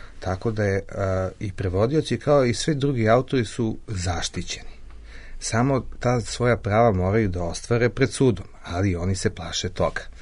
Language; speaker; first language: Serbian; native; Serbian